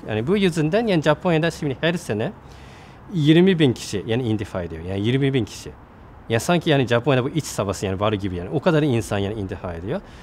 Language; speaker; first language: Turkish; non-native, fluent; Japanese